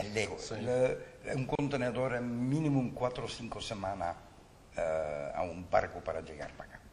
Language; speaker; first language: Spanish; non-native, learner; Dutch